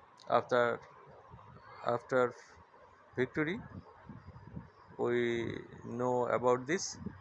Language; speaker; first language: English; non-native, local second language; Bangla